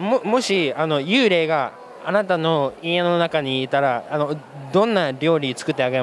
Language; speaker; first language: Japanese; early bilingual, heritage; English